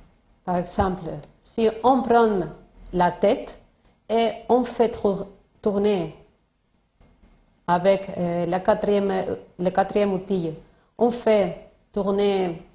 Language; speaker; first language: French; non-native, fluent; Spanish